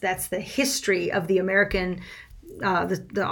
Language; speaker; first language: English; non-native, fluent; French